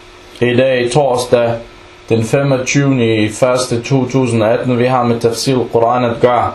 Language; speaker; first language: Danish; non-native, fluent; Arabic